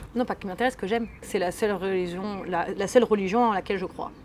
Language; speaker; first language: French; early bilingual, other home language; English